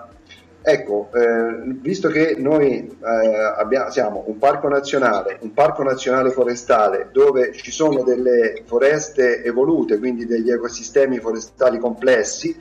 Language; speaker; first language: Italian; native; Italian